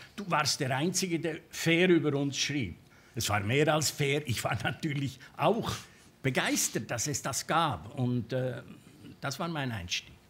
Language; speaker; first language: German; native; German